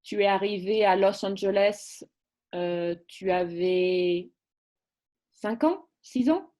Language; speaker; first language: French; native; French